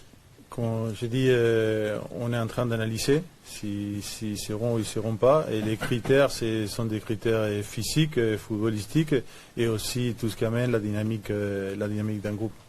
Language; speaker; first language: French; non-native, fluent; Spanish